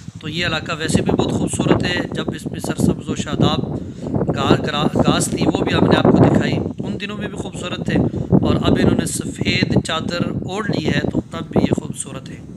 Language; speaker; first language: Urdu; non-native, local second language; Northern Hindko